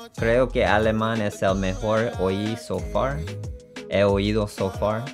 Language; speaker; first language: Spanish; non-native, learner; English